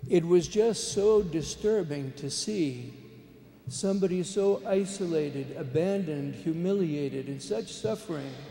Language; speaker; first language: English; native; English